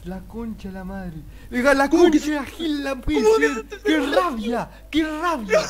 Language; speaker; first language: Spanish; native; Spanish